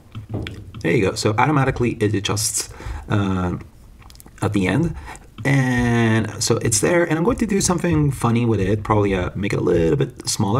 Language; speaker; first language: English; non-native, fluent; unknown